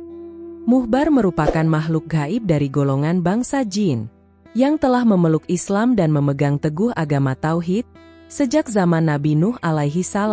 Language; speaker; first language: Indonesian; native; Indonesian